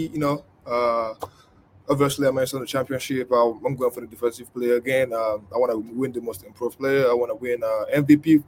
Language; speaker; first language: English; non-native, local second language; Igbo